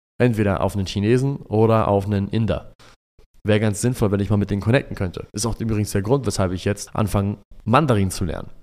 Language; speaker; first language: German; early bilingual, other home language; Arabic